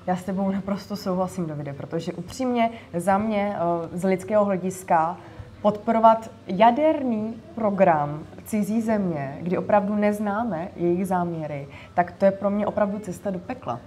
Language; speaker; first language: Czech; native; Czech